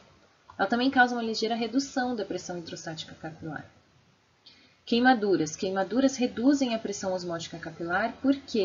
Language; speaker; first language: Portuguese; native; Portuguese